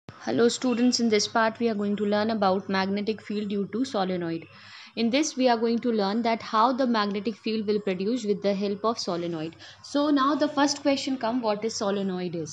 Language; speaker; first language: English; non-native, local second language; Hindi